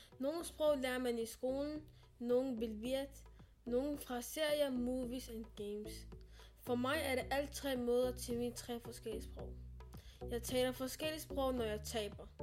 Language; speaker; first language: Danish; early bilingual, other home language; Arabic